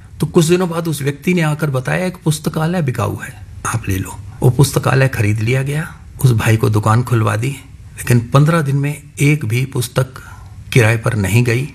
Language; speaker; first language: Hindi; non-native, local second language; Punjabi